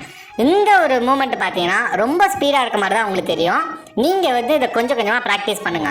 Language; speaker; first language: Tamil; native; Tamil